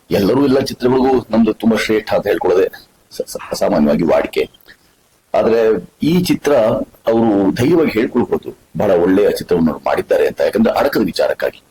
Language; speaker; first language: Kannada; native; Kannada